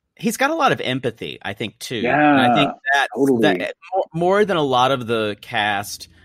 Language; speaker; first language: English; native; English